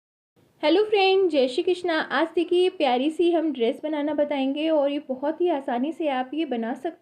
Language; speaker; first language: Hindi; native; Hindi